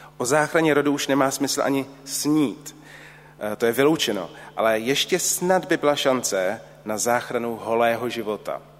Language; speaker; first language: Czech; native; Czech